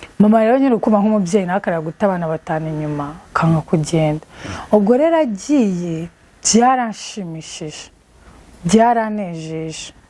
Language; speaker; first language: Kinyarwanda; native; Kinyarwanda